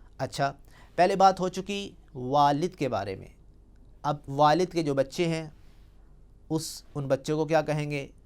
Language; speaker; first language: Urdu; non-native, local second language; Punjabi